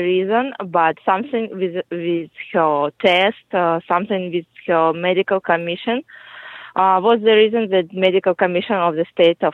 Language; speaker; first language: English; non-native, fluent; Russian